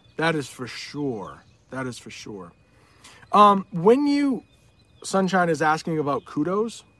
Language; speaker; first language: English; native; English